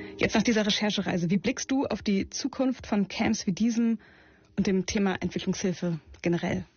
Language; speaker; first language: German; native; German